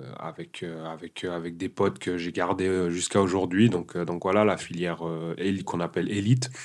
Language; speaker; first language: French; early bilingual, other home language; Portuguese